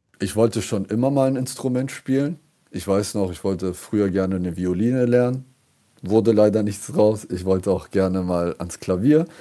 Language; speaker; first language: German; early bilingual, other home language; Kurdish